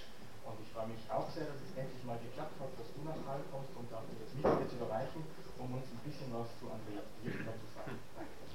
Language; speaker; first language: German; native; German